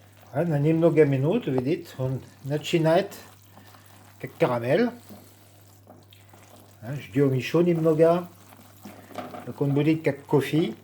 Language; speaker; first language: Russian; non-native, learner; French